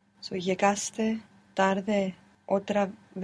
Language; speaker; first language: Spanish; non-native, learner; English